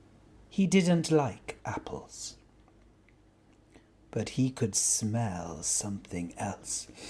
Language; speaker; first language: English; native; English